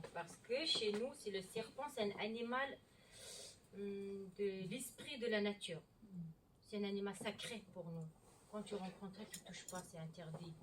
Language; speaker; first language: French; non-native, learner; Mongolian